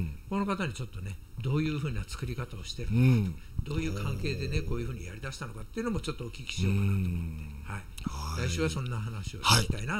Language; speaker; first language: Japanese; native; Japanese